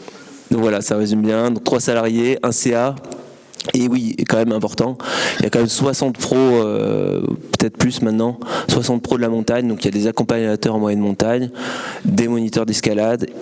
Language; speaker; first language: French; native; French